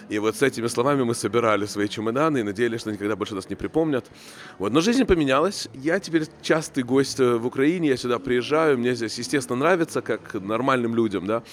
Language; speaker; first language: Russian; native; Russian